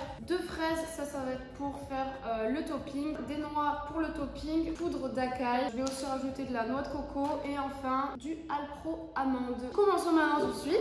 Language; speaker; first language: French; native; French